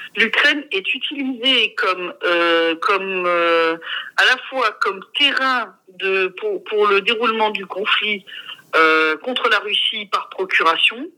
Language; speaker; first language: French; native; French